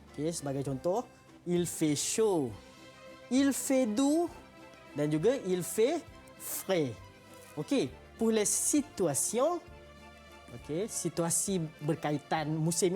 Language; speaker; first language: French; non-native, fluent; Malay